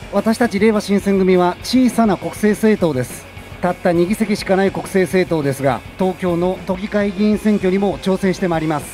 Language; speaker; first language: Japanese; native; Japanese